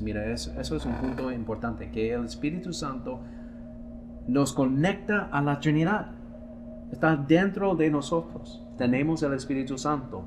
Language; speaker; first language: Spanish; non-native, fluent; English